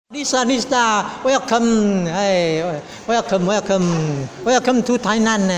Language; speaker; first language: English; non-native, learner; Chinese